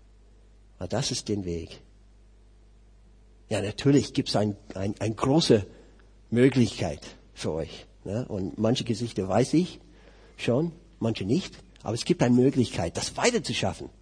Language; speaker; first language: German; non-native, fluent; English